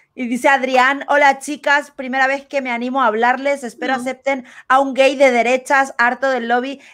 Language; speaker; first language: Spanish; native; Spanish